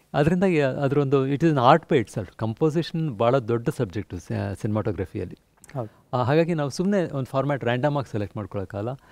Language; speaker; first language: Kannada; native; Kannada